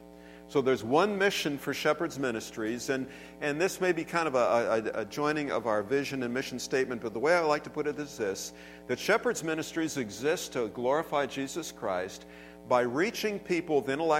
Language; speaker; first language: English; native; English